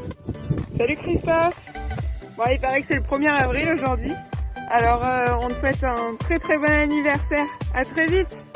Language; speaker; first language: French; native; French